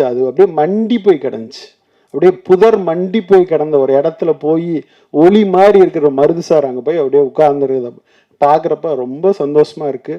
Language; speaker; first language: Tamil; native; Tamil